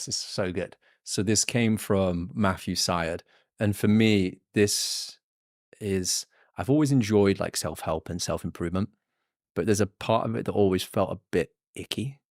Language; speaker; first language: English; native; English